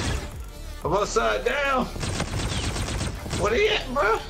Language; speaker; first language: English; native; English